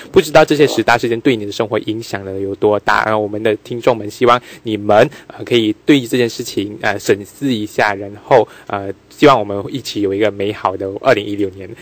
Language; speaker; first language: Chinese; native; Chinese